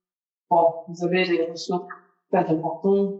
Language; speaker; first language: French; non-native, fluent; English